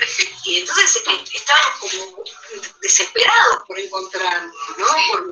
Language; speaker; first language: Spanish; native; Spanish